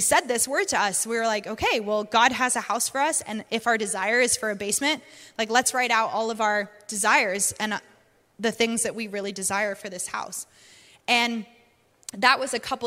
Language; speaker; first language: English; native; English